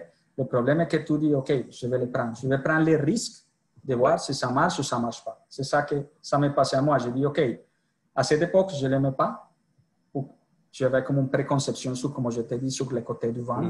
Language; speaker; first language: French; non-native, fluent; Spanish